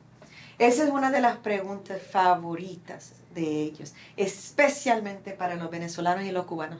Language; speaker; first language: Spanish; non-native, local second language; English